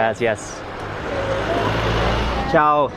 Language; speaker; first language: Spanish; non-native, learner; English